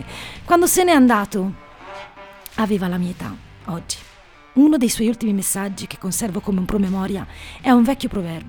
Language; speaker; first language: Italian; native; Italian